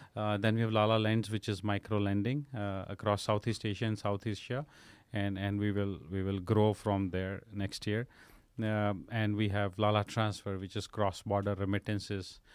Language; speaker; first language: English; non-native, local second language; Punjabi